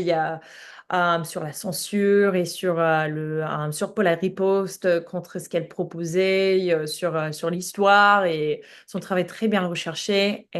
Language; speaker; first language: French; non-native, fluent; English